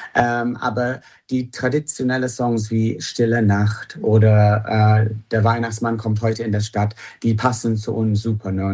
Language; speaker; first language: German; non-native, fluent; English